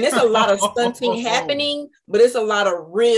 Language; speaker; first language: English; native; English